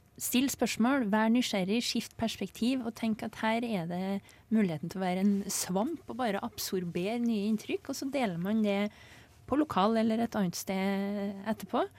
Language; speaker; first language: Norwegian; native; Norwegian